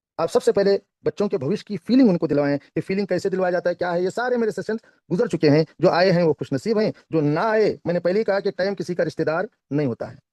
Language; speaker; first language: Hindi; non-native, local second language; Kannada